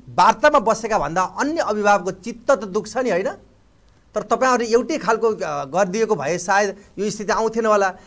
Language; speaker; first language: Nepali; native; Nepali